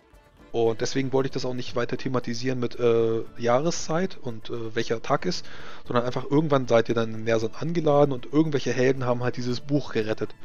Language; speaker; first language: German; native; German